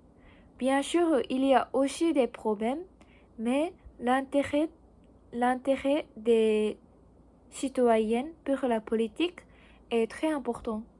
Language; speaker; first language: French; non-native, learner; Japanese